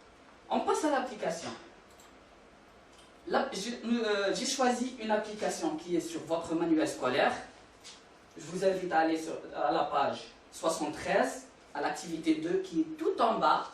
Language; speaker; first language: French; non-native, local second language; Arabic